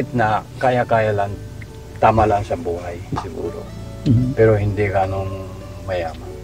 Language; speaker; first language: Filipino; non-native, learner; Japanese